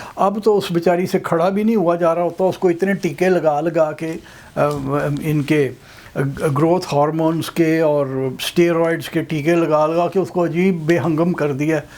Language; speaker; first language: Urdu; non-native, local second language; Punjabi